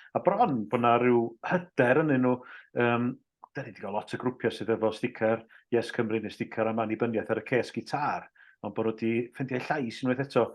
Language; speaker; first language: Welsh; native; Welsh